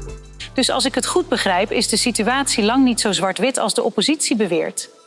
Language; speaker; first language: Dutch; native; Dutch